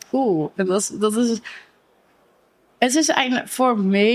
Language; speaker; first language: German; non-native, learner; Dutch